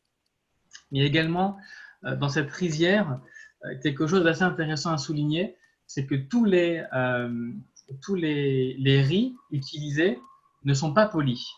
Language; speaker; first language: French; native; French